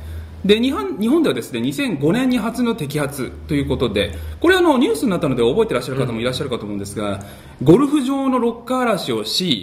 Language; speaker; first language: Japanese; native; Japanese